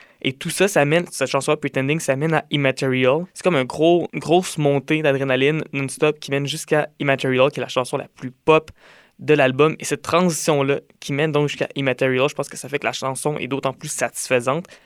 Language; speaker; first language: French; native; French